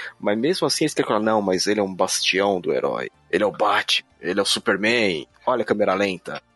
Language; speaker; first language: Portuguese; native; Portuguese